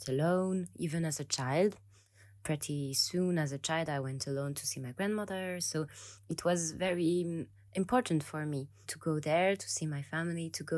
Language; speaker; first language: English; non-native, fluent; French